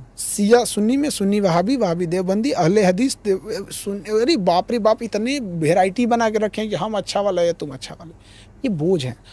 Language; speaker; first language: Hindi; native; Hindi